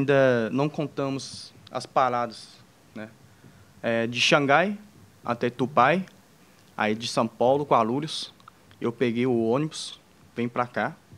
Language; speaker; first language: Portuguese; non-native, fluent; Chinese